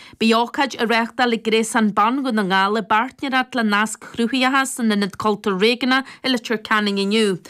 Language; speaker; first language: Irish; native; Irish